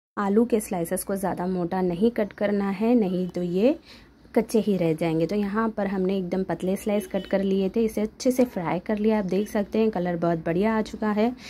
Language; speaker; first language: Hindi; non-native, local second language; Marathi